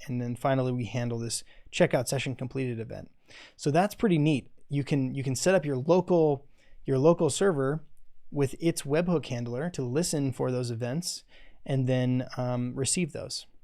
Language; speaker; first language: English; native; English